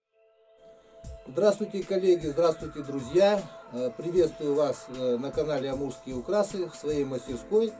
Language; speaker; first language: Russian; native; Russian